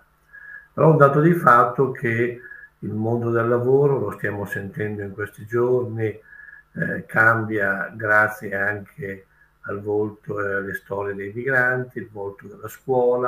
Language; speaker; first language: Italian; native; Italian